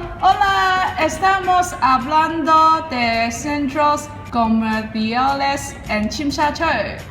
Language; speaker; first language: Spanish; non-native, learner; Cantonese